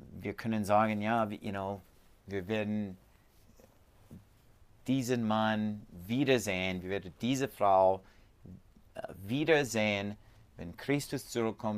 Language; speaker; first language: German; non-native, learner; English